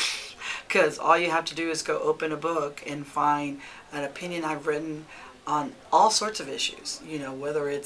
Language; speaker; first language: English; early bilingual, other home language; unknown